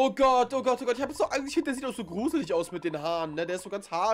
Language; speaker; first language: German; native; German